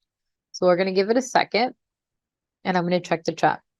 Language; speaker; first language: English; native; English